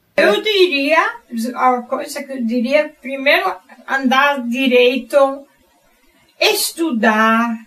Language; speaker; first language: Portuguese; non-native, fluent; German